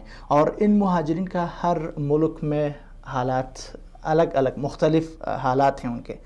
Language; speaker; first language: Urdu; non-native, fluent; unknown